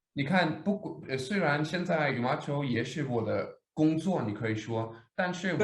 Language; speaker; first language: Chinese; non-native, fluent; Danish